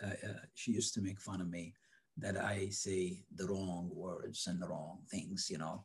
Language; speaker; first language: English; non-native, fluent; Arabic